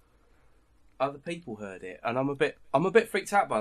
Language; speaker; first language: English; native; English